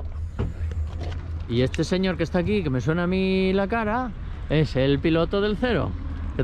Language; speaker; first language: Spanish; native; Spanish